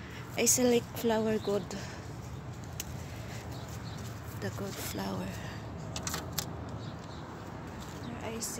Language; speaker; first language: English; non-native, learner; Filipino